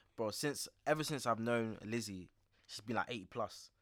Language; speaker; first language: English; native; English